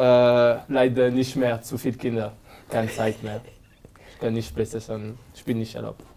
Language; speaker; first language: German; non-native, learner; French